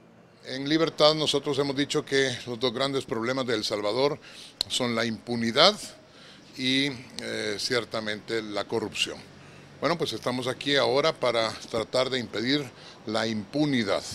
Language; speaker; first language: Spanish; native; Spanish